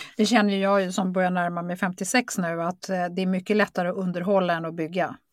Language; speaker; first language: Swedish; native; Swedish